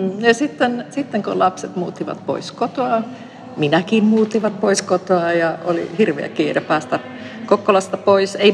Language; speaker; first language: Finnish; non-native, fluent; Swedish